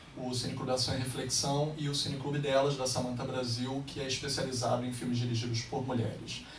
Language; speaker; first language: Portuguese; native; Portuguese